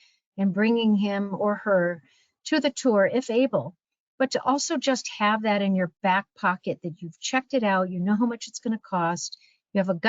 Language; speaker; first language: English; native; English